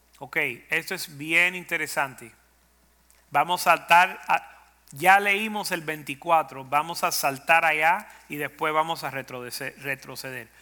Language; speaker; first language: Spanish; native; Spanish